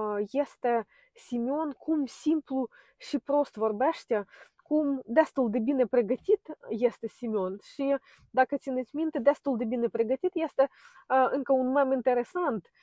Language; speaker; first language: Romanian; non-native, fluent; Ukrainian